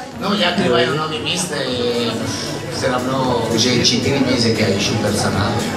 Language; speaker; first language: Russian; non-native, learner; Italian